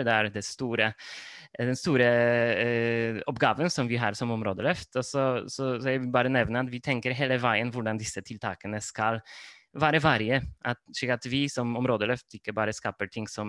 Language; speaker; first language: Norwegian; non-native, fluent; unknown